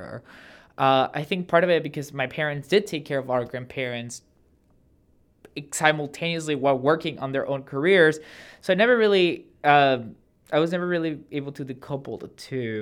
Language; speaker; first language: English; non-native, fluent; Spanish